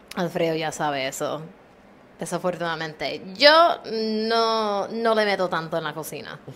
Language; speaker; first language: Spanish; non-native, fluent; English